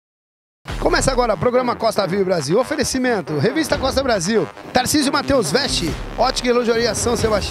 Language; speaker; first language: Portuguese; native; Portuguese